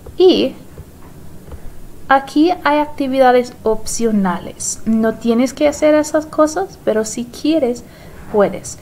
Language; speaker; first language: Spanish; non-native, fluent; English